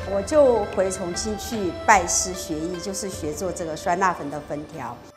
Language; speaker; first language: Chinese; native; Chinese